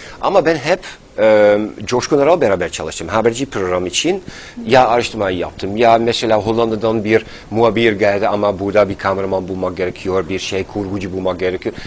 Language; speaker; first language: Turkish; non-native, fluent; Dutch